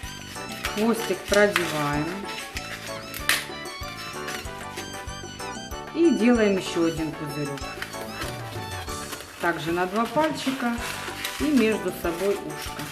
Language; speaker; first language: Russian; native; Russian